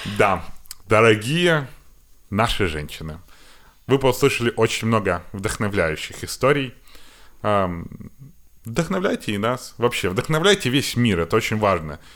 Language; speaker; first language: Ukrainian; non-native, local second language; Russian